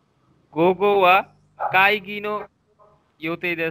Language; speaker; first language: Japanese; non-native, learner; Bangla